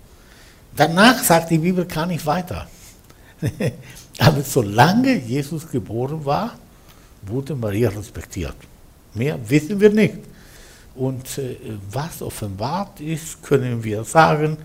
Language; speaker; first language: German; non-native, fluent; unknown